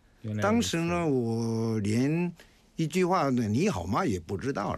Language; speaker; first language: Chinese; non-native, fluent; Korean